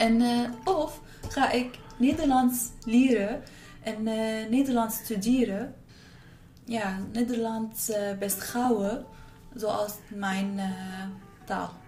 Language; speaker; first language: Dutch; non-native, learner; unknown